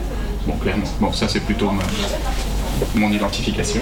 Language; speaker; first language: French; native; French